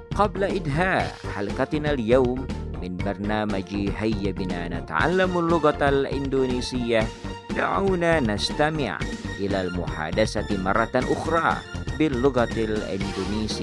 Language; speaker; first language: Arabic; non-native, fluent; Indonesian